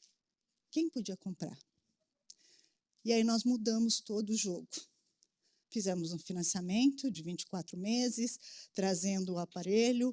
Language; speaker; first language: Portuguese; native; Portuguese